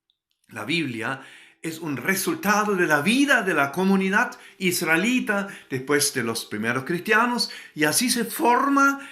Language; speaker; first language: Spanish; non-native, fluent; German